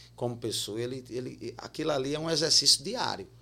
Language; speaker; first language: Portuguese; native; Portuguese